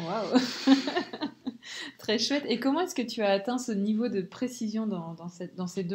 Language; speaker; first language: French; native; French